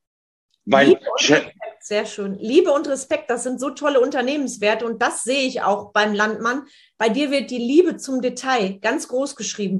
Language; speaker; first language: German; native; German